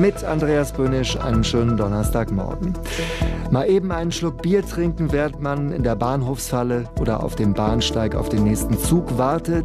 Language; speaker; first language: German; native; German